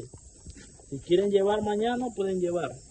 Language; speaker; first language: Spanish; native; Spanish